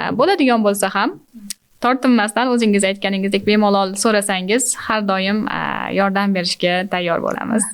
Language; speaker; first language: Uzbek; native; Uzbek